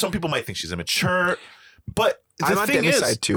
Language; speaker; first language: English; non-native, fluent; Spanish